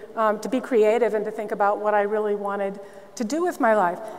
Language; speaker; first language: English; native; English